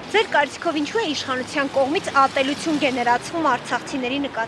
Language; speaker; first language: Armenian; native; Armenian